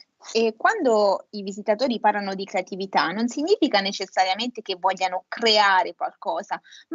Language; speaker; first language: Italian; native; Italian